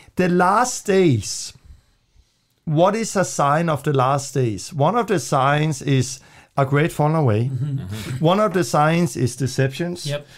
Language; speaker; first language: English; non-native, fluent; Danish